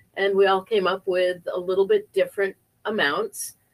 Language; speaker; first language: English; native; English